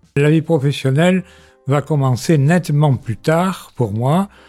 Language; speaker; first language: French; native; French